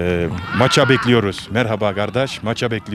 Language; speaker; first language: Turkish; native; Turkish